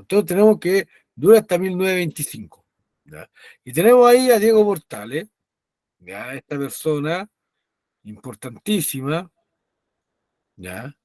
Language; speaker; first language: Spanish; native; Spanish